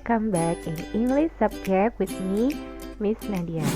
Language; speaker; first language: English; non-native, fluent; Indonesian